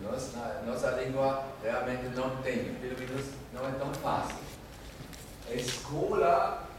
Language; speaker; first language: Portuguese; non-native, fluent; German